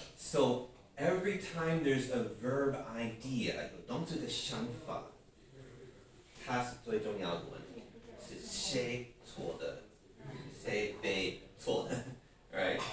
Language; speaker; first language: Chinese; non-native, fluent; English